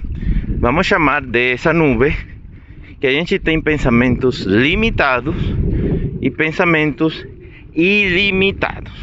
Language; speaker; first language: Portuguese; non-native, fluent; Spanish